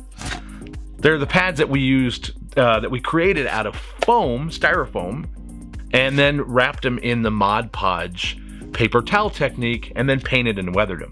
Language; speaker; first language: English; native; English